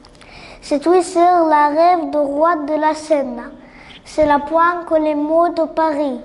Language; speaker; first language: French; non-native, learner; Arabic